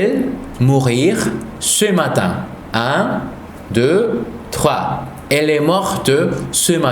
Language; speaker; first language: French; non-native, fluent; Spanish